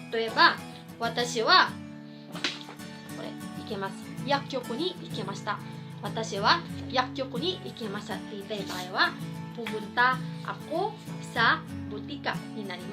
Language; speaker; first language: Japanese; non-native, fluent; Filipino